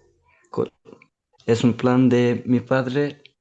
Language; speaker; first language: Spanish; non-native, learner; Urdu